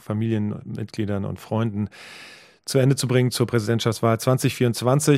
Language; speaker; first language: German; native; German